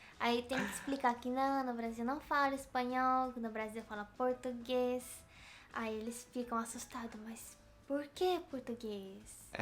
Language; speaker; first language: Portuguese; native; Portuguese